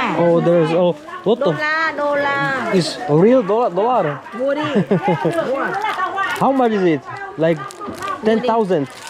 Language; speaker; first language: English; non-native, learner; Slovak